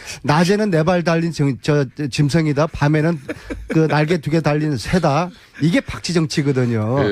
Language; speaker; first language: Korean; native; Korean